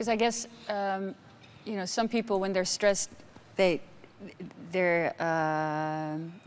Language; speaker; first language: English; non-native, fluent; Dutch